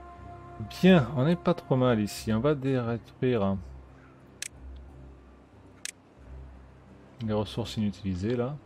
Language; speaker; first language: French; native; French